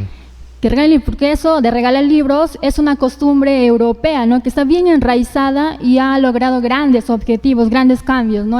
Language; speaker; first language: Spanish; native; Spanish